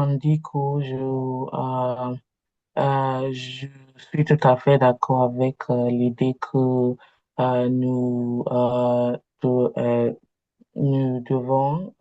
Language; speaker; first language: French; non-native, learner; Igbo